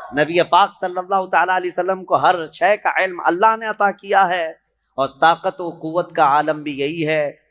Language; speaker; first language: Urdu; native; Urdu